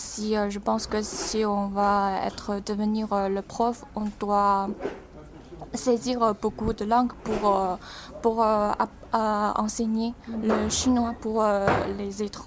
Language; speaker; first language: French; non-native, fluent; Chinese